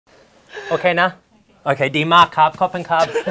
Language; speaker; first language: Thai; non-native, fluent; English